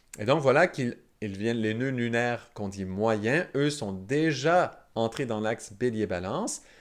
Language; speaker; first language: French; native; French